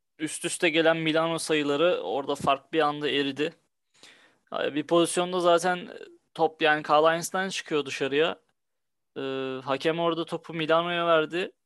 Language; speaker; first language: Turkish; native; Turkish